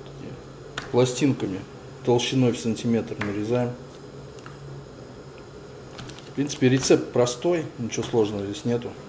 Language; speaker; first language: Russian; native; Russian